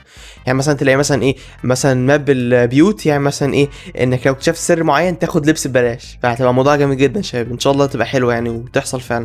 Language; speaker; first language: Arabic; native; Arabic